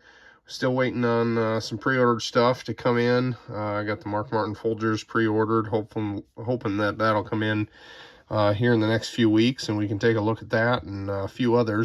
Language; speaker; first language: English; native; English